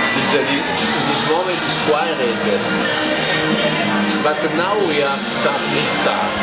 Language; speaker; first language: English; non-native, learner; Italian